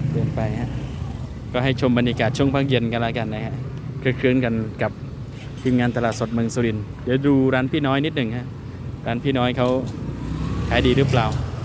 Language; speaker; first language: Thai; native; Thai